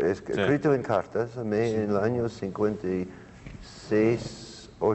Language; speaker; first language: Spanish; non-native, learner; English